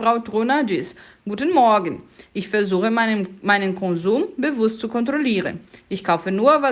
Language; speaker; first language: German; non-native, fluent; Portuguese